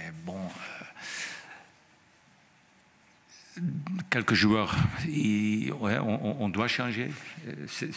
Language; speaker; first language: French; non-native, fluent; Dutch